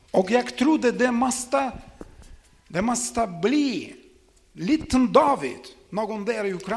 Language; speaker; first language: Swedish; non-native, learner; Ukrainian